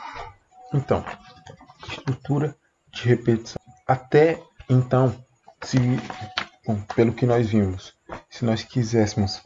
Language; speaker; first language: Portuguese; native; Portuguese